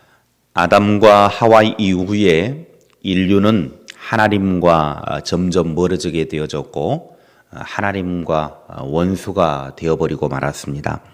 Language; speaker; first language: Korean; native; Korean